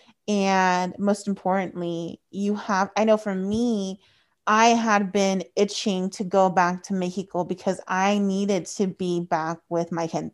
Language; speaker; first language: English; early bilingual, other home language; Spanish